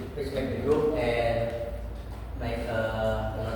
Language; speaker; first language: English; non-native, learner; Indonesian